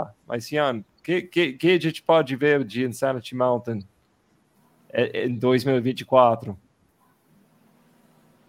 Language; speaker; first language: Portuguese; non-native, fluent; English